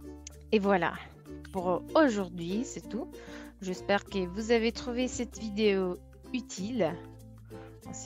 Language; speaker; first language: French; non-native, fluent; Italian